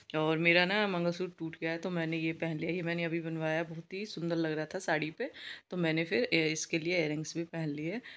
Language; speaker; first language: Hindi; native; Hindi